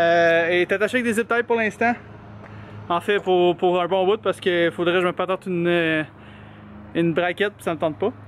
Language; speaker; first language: French; native; French